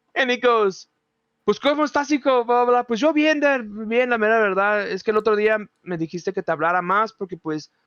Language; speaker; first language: Spanish; early bilingual, heritage; Spanish